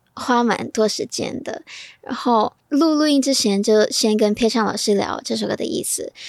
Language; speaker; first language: Chinese; non-native, fluent; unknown